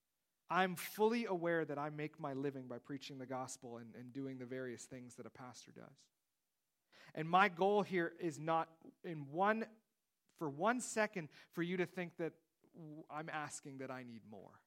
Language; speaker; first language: English; native; English